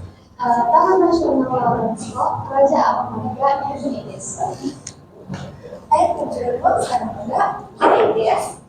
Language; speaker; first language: Japanese; non-native, learner; Indonesian